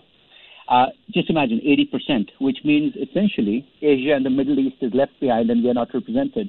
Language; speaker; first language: English; non-native, local second language; Hindi